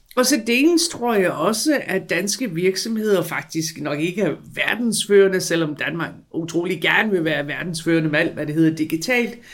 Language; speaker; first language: Danish; non-native, fluent; English